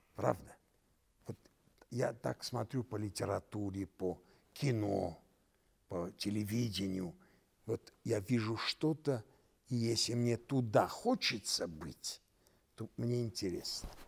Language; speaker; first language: Russian; non-native, local second language; Armenian